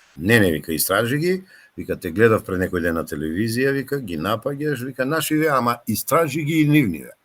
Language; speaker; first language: Macedonian; native; Macedonian